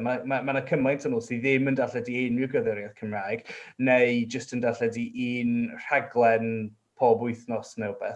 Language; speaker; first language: Welsh; non-native, local second language; English